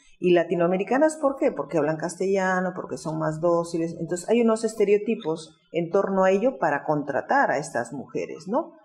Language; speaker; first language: Spanish; native; Spanish